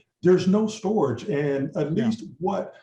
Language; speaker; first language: English; native; English